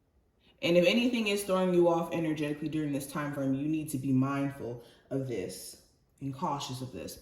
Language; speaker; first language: English; native; English